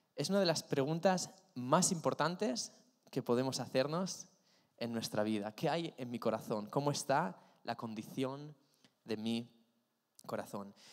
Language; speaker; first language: Spanish; native; Spanish